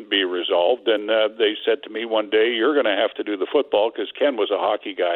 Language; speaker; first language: English; native; English